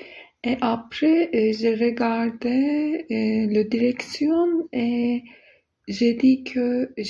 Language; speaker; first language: French; non-native, learner; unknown